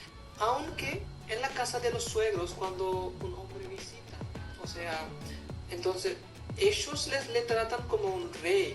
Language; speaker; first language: Spanish; non-native, fluent; Hindi